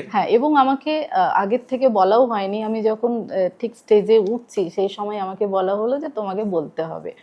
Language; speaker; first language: Bangla; non-native, local second language; Santali